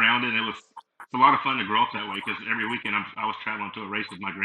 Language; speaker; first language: English; native; English